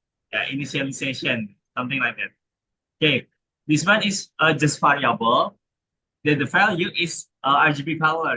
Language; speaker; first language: English; non-native, learner; Indonesian